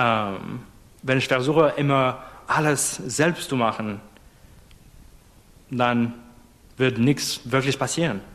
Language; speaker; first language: German; non-native, fluent; English